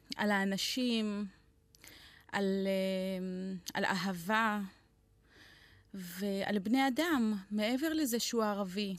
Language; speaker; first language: Hebrew; non-native, local second language; Arabic